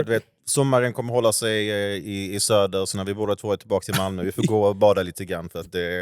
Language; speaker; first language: Swedish; native; Swedish